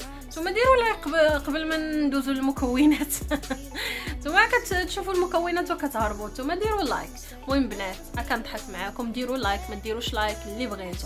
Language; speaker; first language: Arabic; native; Arabic